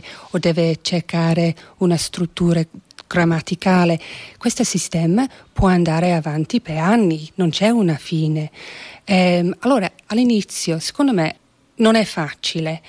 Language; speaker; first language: Italian; non-native, fluent; English